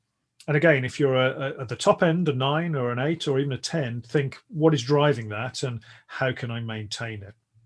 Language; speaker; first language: English; native; English